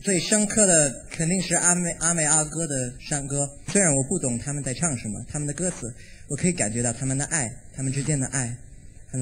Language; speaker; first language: Chinese; non-native, fluent; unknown